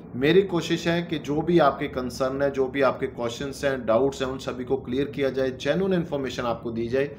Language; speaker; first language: Hindi; non-native, local second language; Punjabi